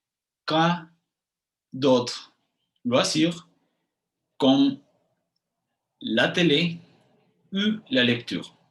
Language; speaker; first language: French; non-native, fluent; Spanish